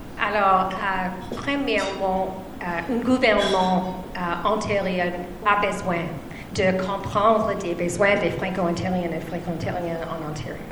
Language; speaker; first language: French; non-native, learner; English